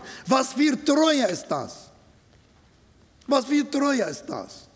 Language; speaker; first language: German; non-native, fluent; Arabic